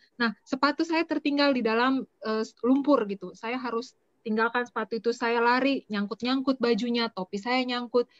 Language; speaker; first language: Indonesian; native; Indonesian